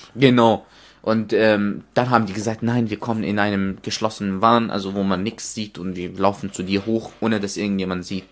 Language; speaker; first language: German; non-native, fluent; Arabic